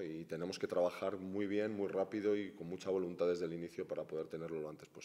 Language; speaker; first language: Spanish; native; Spanish